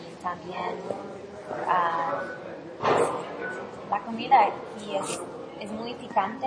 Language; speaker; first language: Spanish; non-native, learner; English